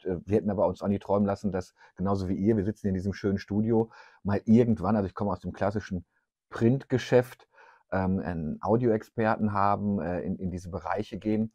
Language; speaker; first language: German; native; German